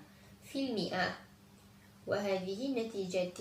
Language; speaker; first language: Arabic; non-native, learner; Malay